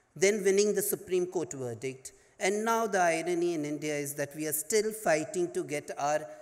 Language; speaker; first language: English; non-native, local second language; Hindi